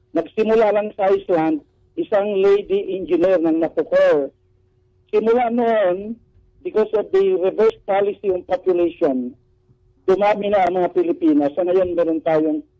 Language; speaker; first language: Filipino; non-native, local second language; Masbatenyo